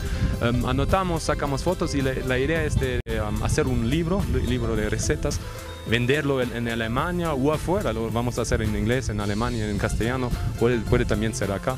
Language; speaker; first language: Spanish; non-native, fluent; German